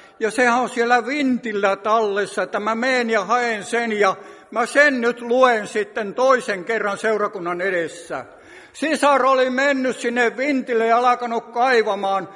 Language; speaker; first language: Finnish; native; Finnish